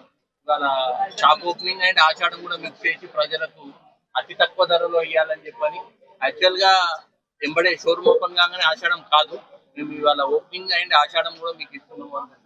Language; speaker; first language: Telugu; native; Telugu